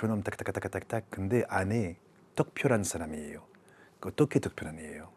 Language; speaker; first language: Korean; non-native, learner; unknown